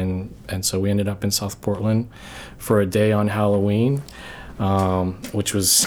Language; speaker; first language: English; early bilingual, other home language; Korean